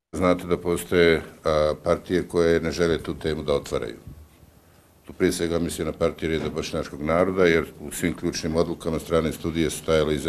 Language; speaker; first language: Croatian; native; Croatian